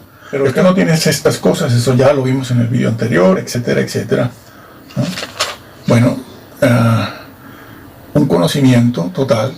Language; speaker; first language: Spanish; native; Spanish